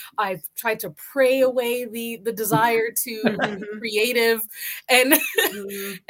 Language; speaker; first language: English; native; English